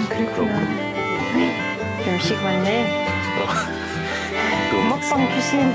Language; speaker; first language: Korean; non-native, learner; French